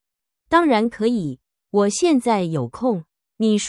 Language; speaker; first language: Chinese; non-native, learner; Vietnamese